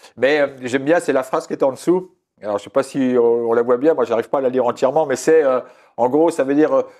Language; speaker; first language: French; native; French